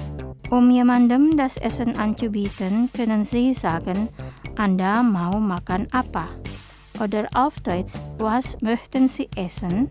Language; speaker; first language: German; non-native, fluent; Indonesian